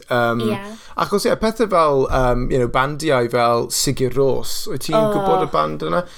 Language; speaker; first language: Welsh; non-native, local second language; English